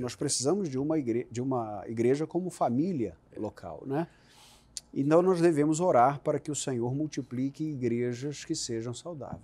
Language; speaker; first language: Portuguese; native; Portuguese